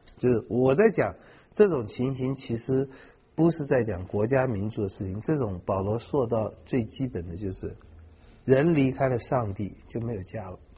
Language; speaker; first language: Chinese; native; Chinese